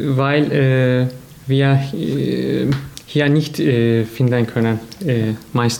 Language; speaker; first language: German; non-native, learner; Turkish